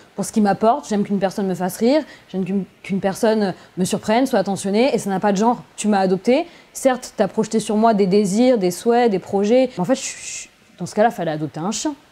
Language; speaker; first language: French; native; French